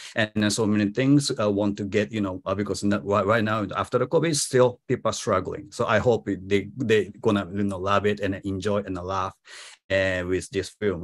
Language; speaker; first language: English; non-native, fluent; Japanese